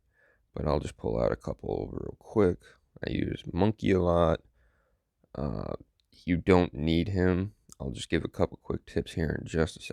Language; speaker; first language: English; native; English